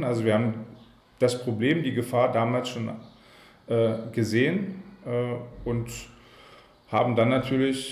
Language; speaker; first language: German; native; German